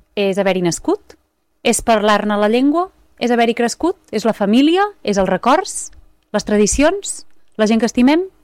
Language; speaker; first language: Catalan; native; Catalan